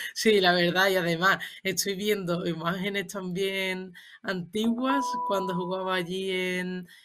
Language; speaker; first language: Spanish; native; Spanish